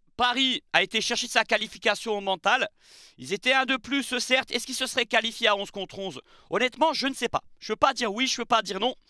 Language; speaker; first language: French; native; French